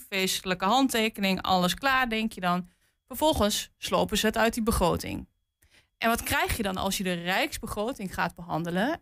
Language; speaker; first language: Dutch; native; Dutch